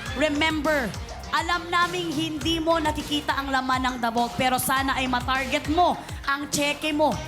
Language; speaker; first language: Filipino; non-native, local second language; Cebuano